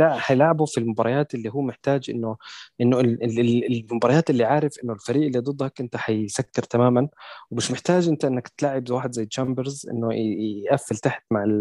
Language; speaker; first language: Arabic; native; Arabic